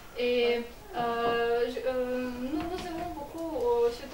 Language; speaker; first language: French; non-native, learner; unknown